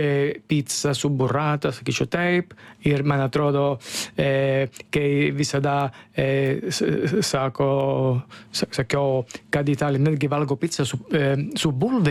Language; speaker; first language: Lithuanian; non-native, learner; Italian